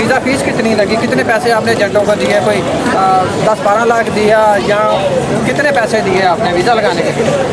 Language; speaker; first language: Urdu; non-native, local second language; Punjabi